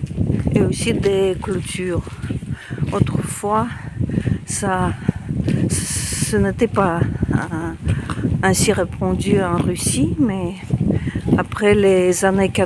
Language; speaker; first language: French; non-native, fluent; Russian